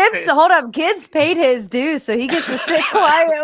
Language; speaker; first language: English; native; English